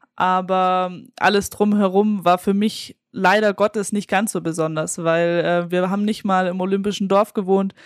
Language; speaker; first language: German; native; German